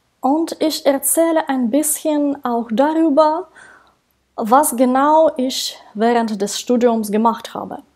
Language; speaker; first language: German; non-native, fluent; Russian